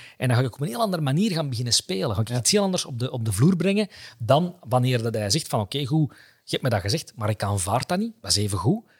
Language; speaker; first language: Dutch; native; Dutch